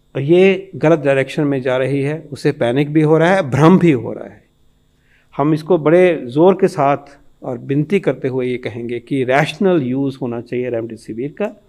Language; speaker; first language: Hindi; native; Hindi